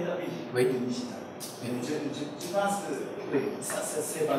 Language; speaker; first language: French; non-native, learner; Japanese